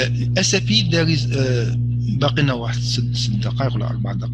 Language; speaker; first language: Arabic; native; Arabic